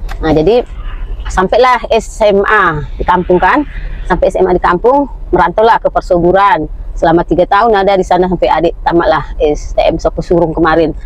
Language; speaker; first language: Indonesian; native; Indonesian